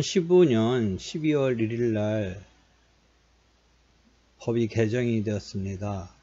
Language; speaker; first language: Korean; native; Korean